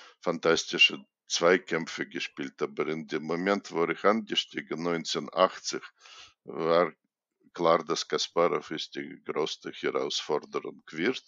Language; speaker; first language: German; non-native, fluent; Russian